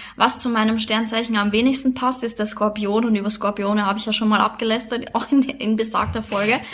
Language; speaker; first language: German; native; German